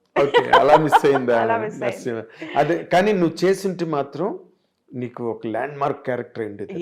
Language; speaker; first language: Telugu; native; Telugu